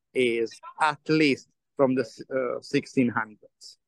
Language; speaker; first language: English; non-native, fluent; Italian